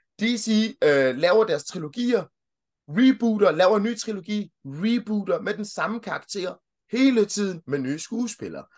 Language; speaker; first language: Danish; early bilingual, other home language; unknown